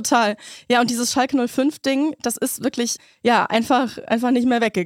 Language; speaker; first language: German; native; German